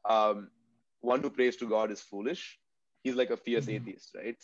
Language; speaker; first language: English; non-native, local second language; Tamil